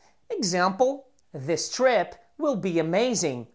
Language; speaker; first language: English; non-native, fluent; Portuguese